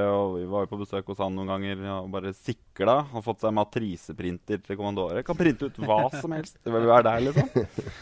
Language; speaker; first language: Norwegian; native; Norwegian